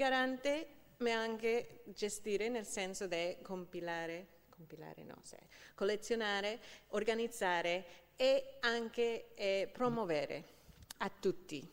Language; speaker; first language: Italian; non-native, fluent; English